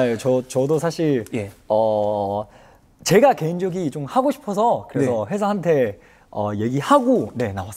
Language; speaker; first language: Korean; non-native, fluent; Chinese